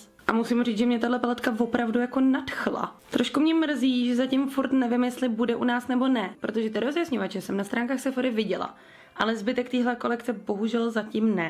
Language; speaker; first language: Czech; native; Czech